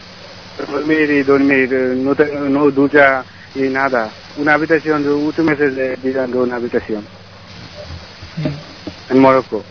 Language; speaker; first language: Spanish; non-native, learner; Bangla